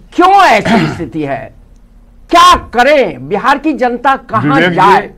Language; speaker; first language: Hindi; native; Hindi